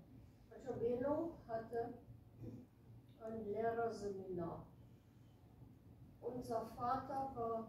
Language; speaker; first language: German; early bilingual, heritage; German